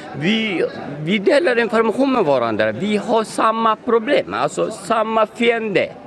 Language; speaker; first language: Swedish; non-native, fluent; Somali